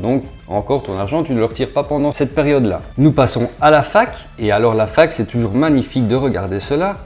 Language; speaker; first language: French; native; French